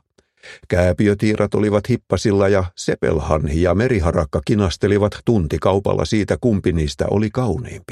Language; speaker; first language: Finnish; native; Finnish